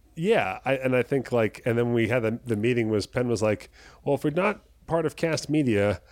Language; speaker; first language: English; native; English